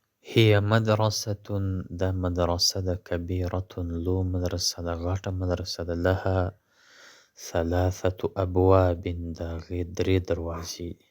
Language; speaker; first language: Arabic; non-native, fluent; Pashto